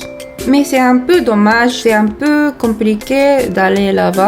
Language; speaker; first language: French; non-native, fluent; Japanese